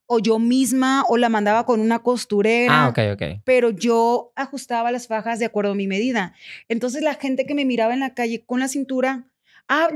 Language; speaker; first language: Spanish; native; Spanish